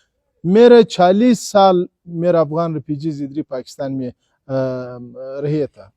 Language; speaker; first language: Hindi; non-native, fluent; Pashto